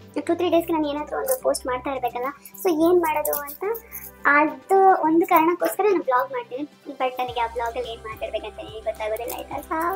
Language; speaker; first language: Kannada; non-native, local second language; Tulu